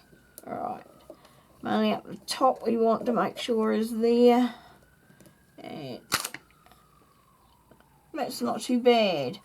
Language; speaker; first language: English; native; English